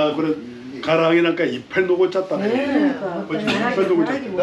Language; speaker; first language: Japanese; non-native, fluent; Korean